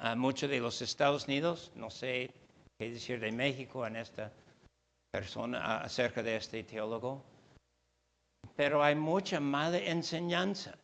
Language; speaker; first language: Spanish; non-native, fluent; English